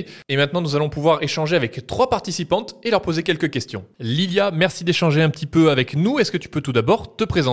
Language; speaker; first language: French; native; French